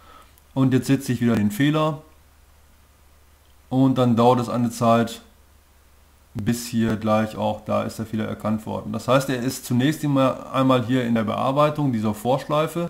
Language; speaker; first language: German; native; German